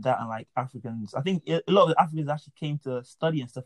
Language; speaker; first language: English; non-native, local second language; Yoruba